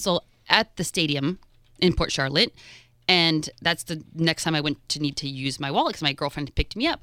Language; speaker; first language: English; native; English